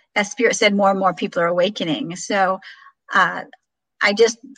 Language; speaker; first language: English; native; English